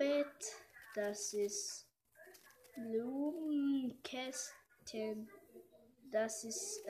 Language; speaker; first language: German; non-native, learner; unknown